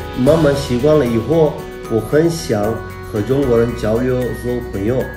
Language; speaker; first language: Chinese; non-native, fluent; Turkish